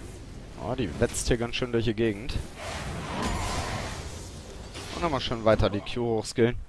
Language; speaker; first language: German; native; German